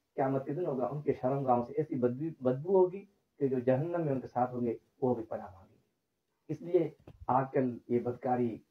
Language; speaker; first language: Urdu; non-native, local second language; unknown